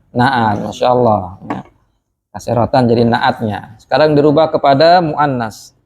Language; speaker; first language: Indonesian; native; Indonesian